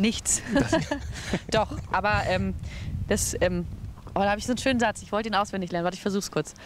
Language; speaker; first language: German; native; German